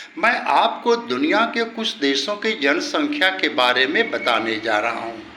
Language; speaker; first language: Hindi; native; Hindi